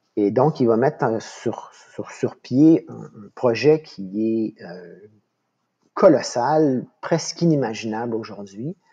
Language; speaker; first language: French; native; French